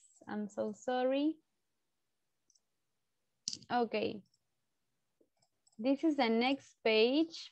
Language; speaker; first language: English; non-native, learner; Spanish